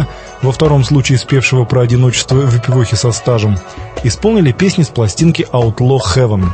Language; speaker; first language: Russian; native; Russian